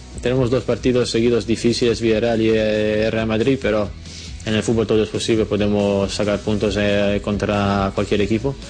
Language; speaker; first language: Spanish; non-native, fluent; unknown